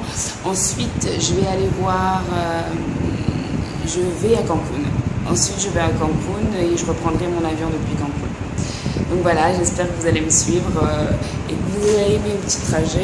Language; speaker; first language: French; native; French